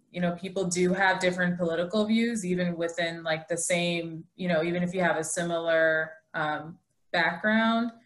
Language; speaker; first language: English; native; English